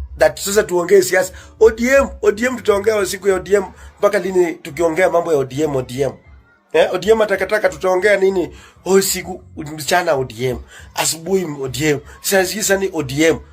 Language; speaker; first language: Swahili; non-native, local second language; Luyia